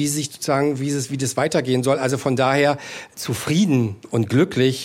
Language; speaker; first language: German; native; German